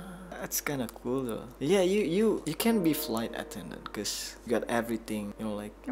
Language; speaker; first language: English; non-native, fluent; Indonesian